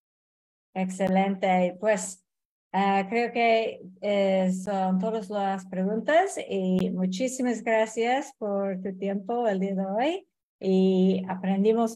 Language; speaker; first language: Spanish; non-native, fluent; English